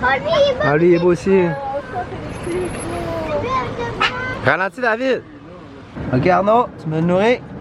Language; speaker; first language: French; native; French